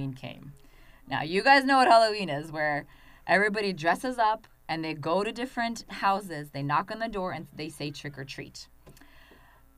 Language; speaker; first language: English; non-native, fluent; Russian